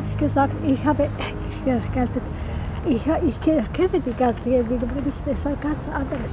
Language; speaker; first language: German; non-native, fluent; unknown